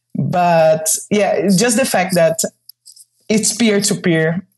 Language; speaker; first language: English; non-native, fluent; Portuguese